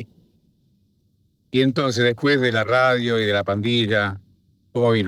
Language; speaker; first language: Spanish; native; Spanish